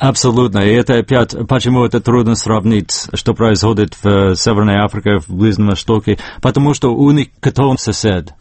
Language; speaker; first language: Russian; non-native, fluent; English